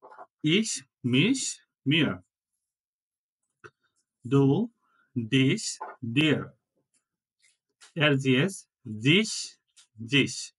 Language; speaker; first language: German; non-native, fluent; Bangla